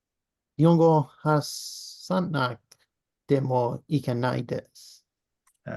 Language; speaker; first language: Japanese; non-native, learner; English